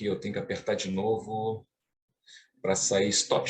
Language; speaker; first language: Portuguese; native; Portuguese